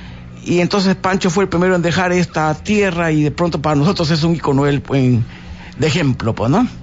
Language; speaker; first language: Spanish; native; Spanish